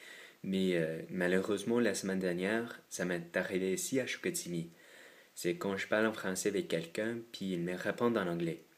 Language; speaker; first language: French; non-native, fluent; English